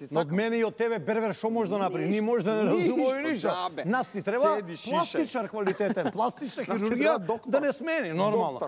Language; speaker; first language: Macedonian; native; Macedonian